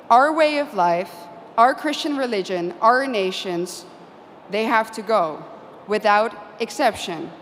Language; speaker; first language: English; non-native, fluent; Dutch